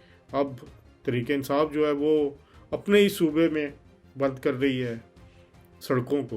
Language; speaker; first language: Urdu; native; Urdu